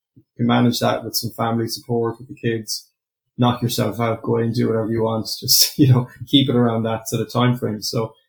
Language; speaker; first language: English; native; English